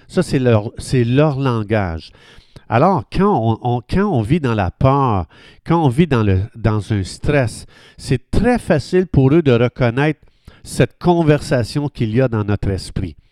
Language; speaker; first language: French; native; French